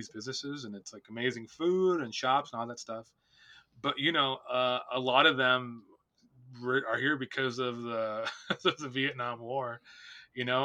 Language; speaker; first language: English; native; English